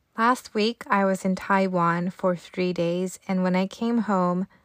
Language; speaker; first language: English; early bilingual, other home language; Japanese